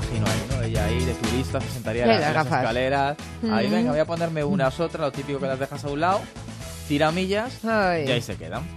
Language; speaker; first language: Spanish; native; Spanish